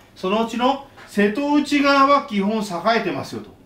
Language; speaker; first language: Japanese; native; Japanese